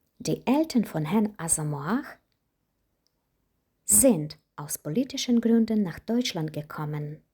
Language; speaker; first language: German; non-native, fluent; Ukrainian